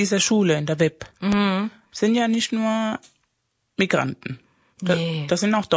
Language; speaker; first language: German; non-native, fluent; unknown